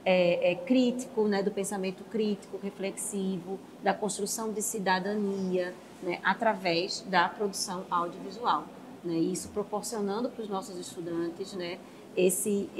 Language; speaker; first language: Portuguese; native; Portuguese